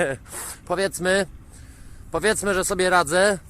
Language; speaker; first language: Polish; native; Polish